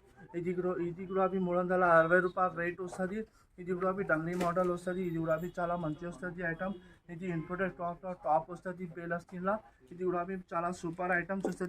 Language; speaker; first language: Telugu; non-native, local second language; Hindi